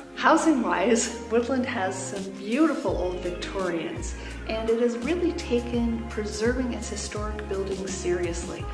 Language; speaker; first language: English; native; English